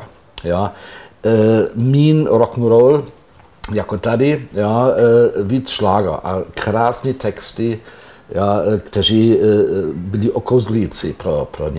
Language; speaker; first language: Czech; non-native, fluent; German